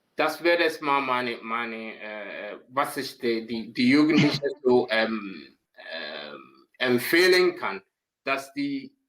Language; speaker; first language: German; non-native, learner; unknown